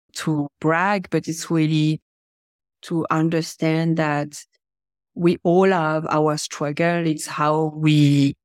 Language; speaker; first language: English; non-native, fluent; French